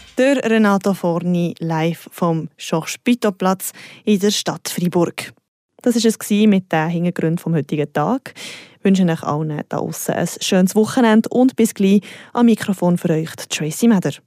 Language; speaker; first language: German; native; German